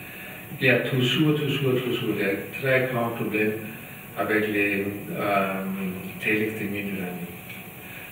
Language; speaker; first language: French; non-native, learner; German